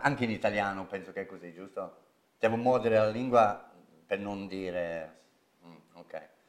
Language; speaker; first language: Italian; non-native, fluent; English